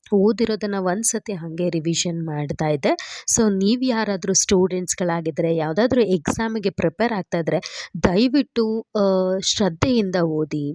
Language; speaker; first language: Kannada; native; Kannada